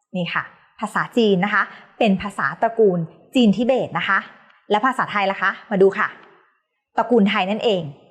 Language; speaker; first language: Thai; native; Thai